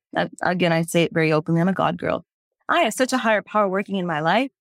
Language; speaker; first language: English; native; English